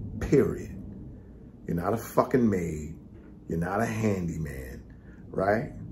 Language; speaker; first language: English; native; English